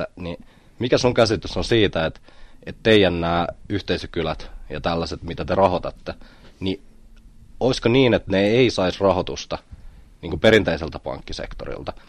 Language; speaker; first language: Finnish; native; Finnish